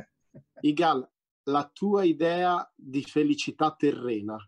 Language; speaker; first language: Italian; native; Italian